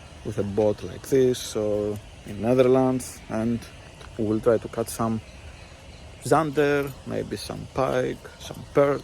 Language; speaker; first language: English; non-native, learner; Greek